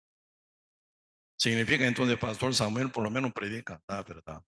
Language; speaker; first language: Spanish; non-native, learner; Korean